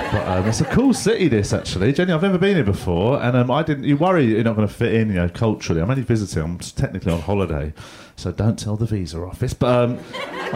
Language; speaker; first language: English; native; English